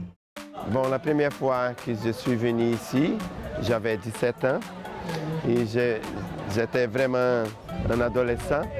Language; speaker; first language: French; non-native, fluent; Portuguese